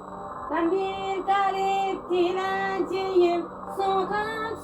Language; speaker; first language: Turkish; native; Turkish